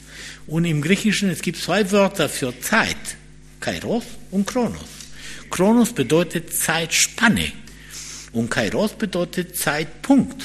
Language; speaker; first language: German; non-native, fluent; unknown